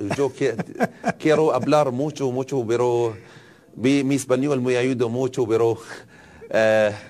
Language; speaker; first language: Spanish; non-native, learner; Arabic